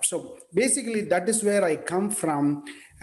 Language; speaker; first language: English; non-native, local second language; Tamil